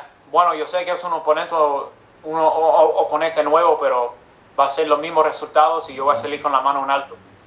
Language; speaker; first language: Spanish; early bilingual, other home language; English